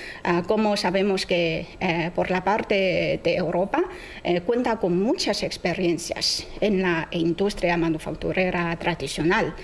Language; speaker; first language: Spanish; non-native, fluent; Chinese